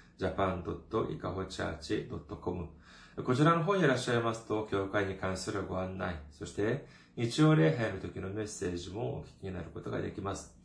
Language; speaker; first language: Japanese; non-native, fluent; Korean